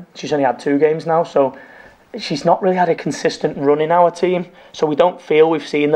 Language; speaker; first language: English; native; English